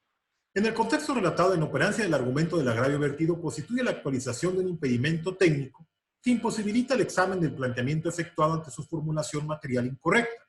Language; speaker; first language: Spanish; native; Spanish